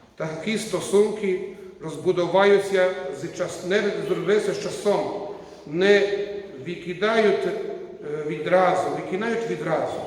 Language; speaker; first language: Ukrainian; non-native, learner; Croatian